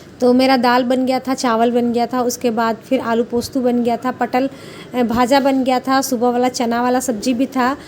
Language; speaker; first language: Hindi; native; Hindi